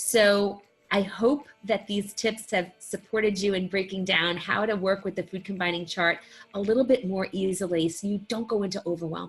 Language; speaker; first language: English; native; English